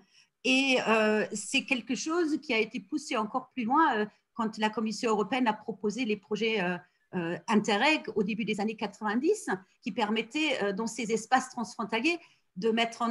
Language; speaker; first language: French; non-native, fluent; German